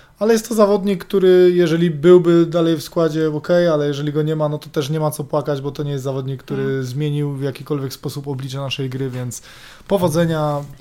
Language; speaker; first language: Polish; native; Polish